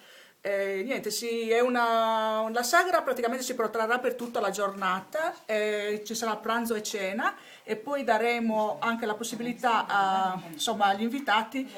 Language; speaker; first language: Italian; native; Italian